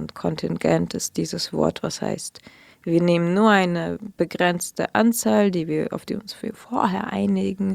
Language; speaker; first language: German; early bilingual, other home language; Russian